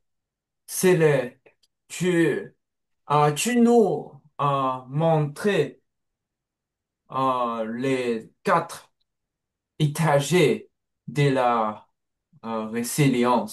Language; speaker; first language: French; non-native, learner; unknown